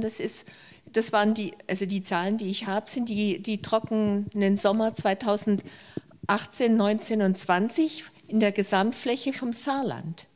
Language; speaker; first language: German; native; German